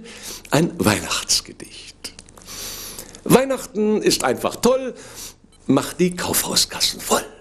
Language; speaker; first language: German; native; German